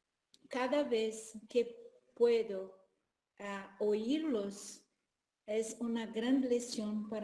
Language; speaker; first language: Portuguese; non-native, learner; Spanish